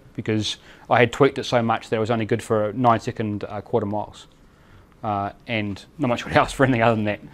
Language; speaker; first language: English; native; English